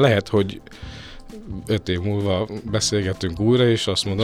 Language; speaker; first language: Hungarian; native; Hungarian